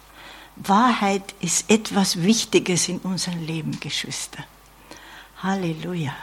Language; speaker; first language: German; non-native, fluent; English